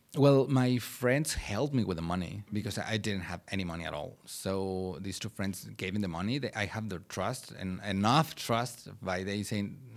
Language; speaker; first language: English; non-native, fluent; Spanish